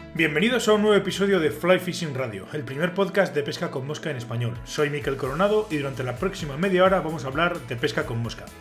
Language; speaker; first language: Spanish; native; Spanish